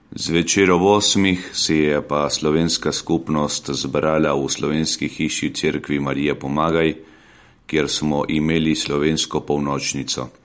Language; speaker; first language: Slovenian; early bilingual, heritage; Slovenian